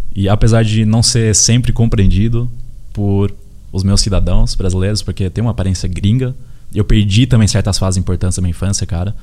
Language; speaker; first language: Portuguese; early bilingual, heritage; Portuguese